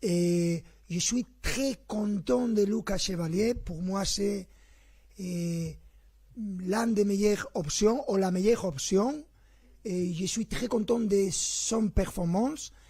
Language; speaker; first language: French; non-native, fluent; Spanish